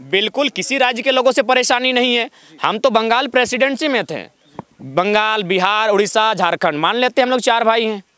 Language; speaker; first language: Hindi; non-native, local second language; Magahi